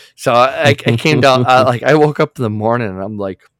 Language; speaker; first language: English; native; English